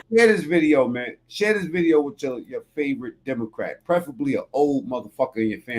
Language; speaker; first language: English; native; English